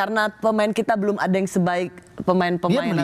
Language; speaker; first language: Indonesian; native; Indonesian